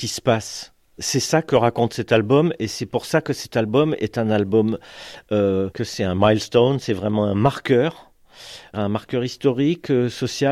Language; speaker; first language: French; native; French